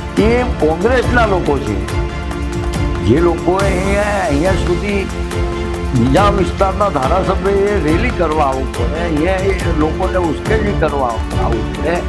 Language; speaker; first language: Gujarati; native; Gujarati